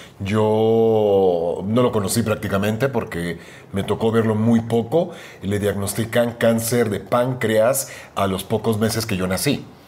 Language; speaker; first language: Spanish; native; Spanish